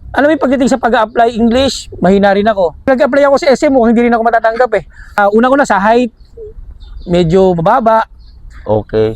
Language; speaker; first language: Filipino; native; Filipino